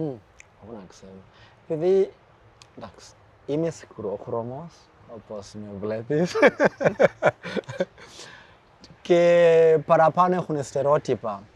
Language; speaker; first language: Greek; non-native, fluent; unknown